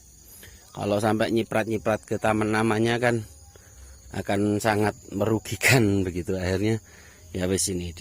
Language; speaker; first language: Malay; non-native, local second language; Javanese